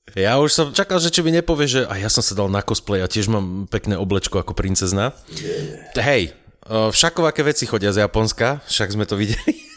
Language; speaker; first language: Slovak; native; Slovak